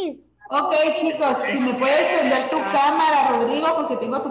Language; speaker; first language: Spanish; native; Spanish